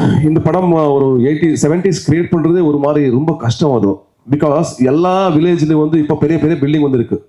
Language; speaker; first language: Tamil; non-native, local second language; Kannada